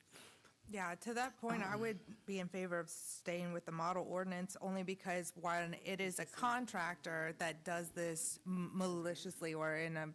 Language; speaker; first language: English; native; English